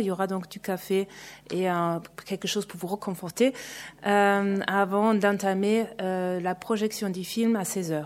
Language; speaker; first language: French; native; French